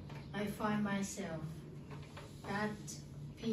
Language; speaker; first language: English; non-native, learner; Lao